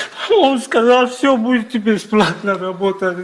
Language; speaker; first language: Russian; non-native, learner; Tajik